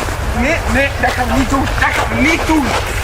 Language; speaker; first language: Dutch; native; Dutch